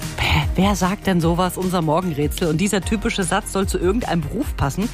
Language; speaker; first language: German; native; German